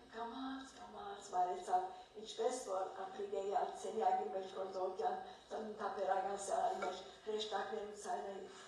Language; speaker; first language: Armenian; early bilingual, heritage; Armenian